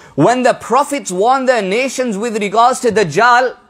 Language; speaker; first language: English; early bilingual, other home language; Urdu